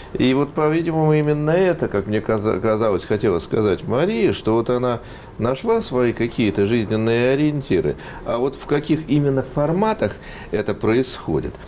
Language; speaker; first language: Russian; native; Russian